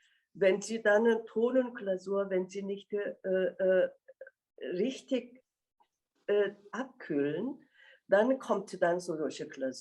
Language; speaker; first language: German; non-native, fluent; Korean